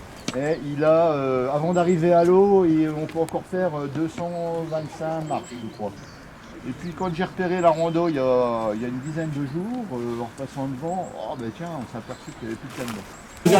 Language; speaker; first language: French; native; French